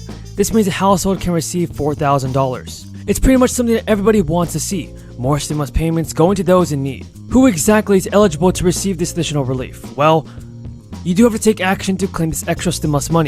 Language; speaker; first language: English; native; English